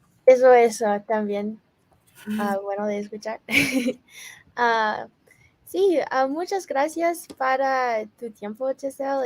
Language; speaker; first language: Spanish; non-native, fluent; English